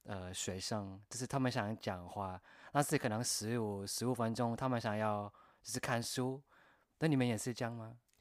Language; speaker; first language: Chinese; non-native, fluent; English